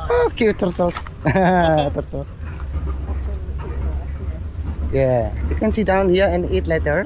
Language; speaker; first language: English; non-native, learner; Indonesian